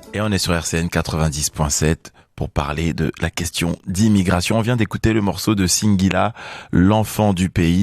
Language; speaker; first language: French; native; French